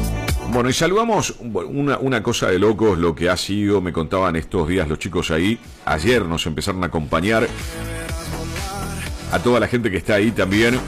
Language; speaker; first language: Spanish; native; Spanish